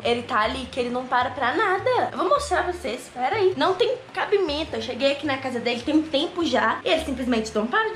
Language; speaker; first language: Portuguese; native; Portuguese